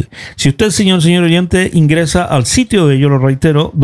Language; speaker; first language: Spanish; native; Spanish